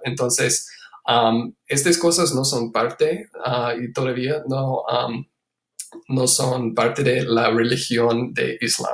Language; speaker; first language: Spanish; non-native, fluent; English